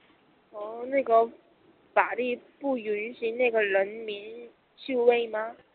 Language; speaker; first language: Chinese; non-native, learner; Korean